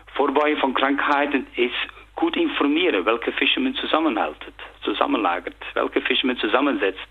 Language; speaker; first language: German; non-native, fluent; Dutch